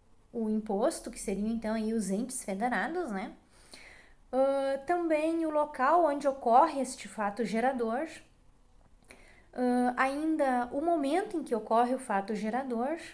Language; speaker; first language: Portuguese; native; Portuguese